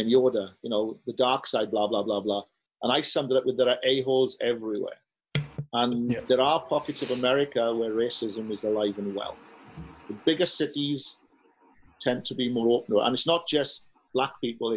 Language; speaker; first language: English; native; English